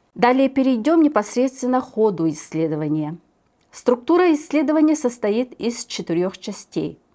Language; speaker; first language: Russian; non-native, local second language; Yakut